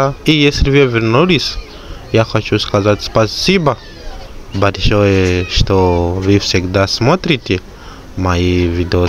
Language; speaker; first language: Russian; non-native, learner; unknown